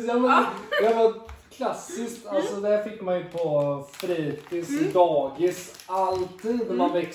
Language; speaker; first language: Swedish; native; Swedish